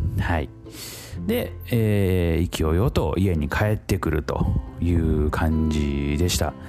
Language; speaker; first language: Japanese; native; Japanese